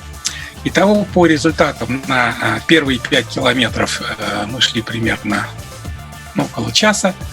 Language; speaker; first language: Russian; native; Russian